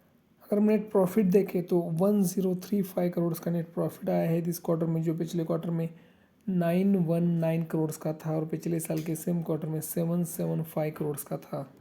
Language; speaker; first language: Hindi; non-native, local second language; Marathi